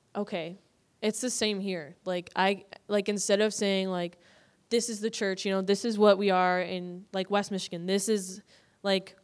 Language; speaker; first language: English; native; English